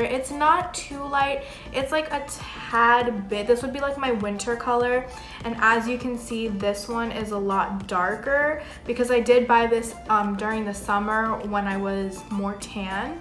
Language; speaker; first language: English; native; English